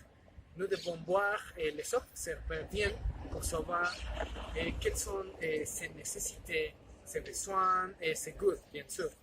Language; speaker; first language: French; non-native, learner; Spanish